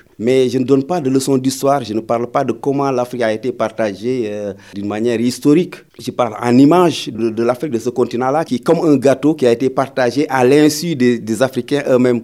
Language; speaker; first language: French; non-native, local second language; Wolof